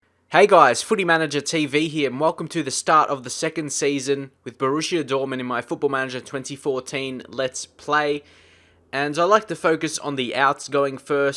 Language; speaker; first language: English; native; English